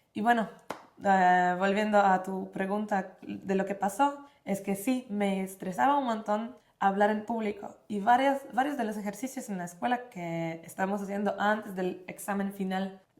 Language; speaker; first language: Spanish; non-native, fluent; Polish